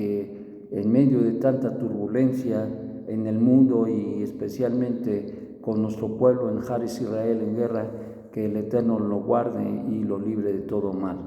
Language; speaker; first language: Spanish; native; Spanish